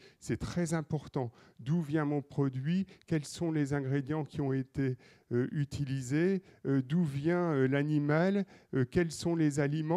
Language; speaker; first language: French; native; French